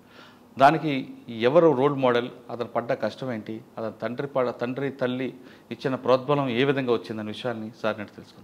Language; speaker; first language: Telugu; native; Telugu